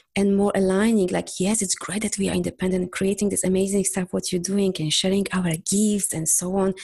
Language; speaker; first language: English; non-native, fluent; Polish